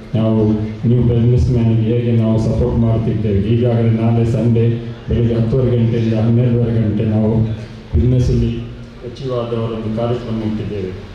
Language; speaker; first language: Kannada; non-native, local second language; Badaga